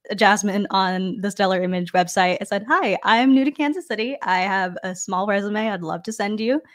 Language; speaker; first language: English; native; English